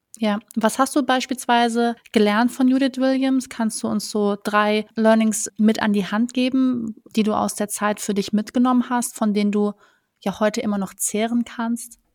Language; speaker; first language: German; native; German